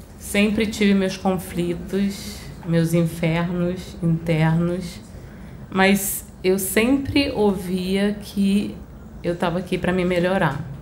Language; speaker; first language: Portuguese; early bilingual, other home language; Spanish